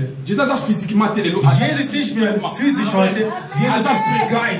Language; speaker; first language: German; non-native, learner; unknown